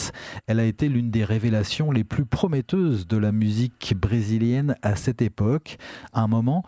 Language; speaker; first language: French; native; French